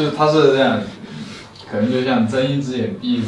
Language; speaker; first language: Chinese; native; Chinese